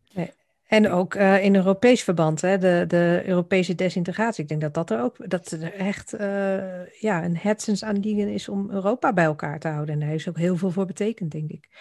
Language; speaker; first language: Dutch; native; Dutch